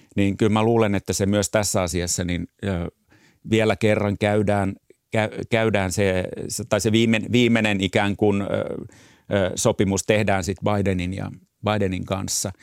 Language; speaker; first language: Finnish; native; Finnish